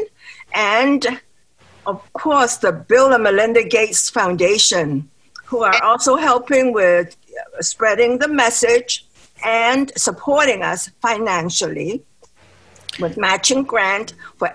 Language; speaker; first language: English; non-native, local second language; Cantonese